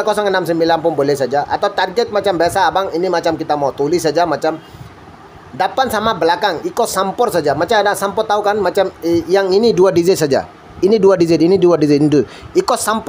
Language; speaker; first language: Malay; non-native, learner; Bangla